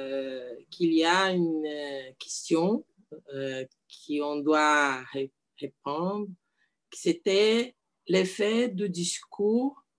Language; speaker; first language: French; non-native, learner; Portuguese